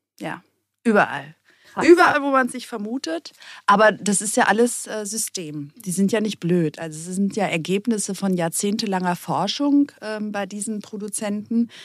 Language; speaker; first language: German; early bilingual, other home language; Greek